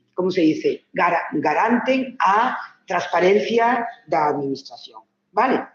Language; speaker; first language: Spanish; non-native, local second language; Galician